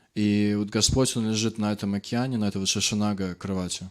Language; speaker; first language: Russian; native; Russian